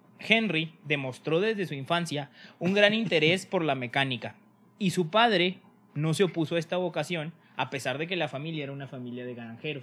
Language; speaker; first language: Spanish; native; Spanish